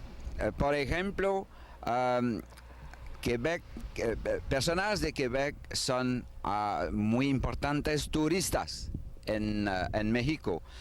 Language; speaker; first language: Spanish; non-native, learner; French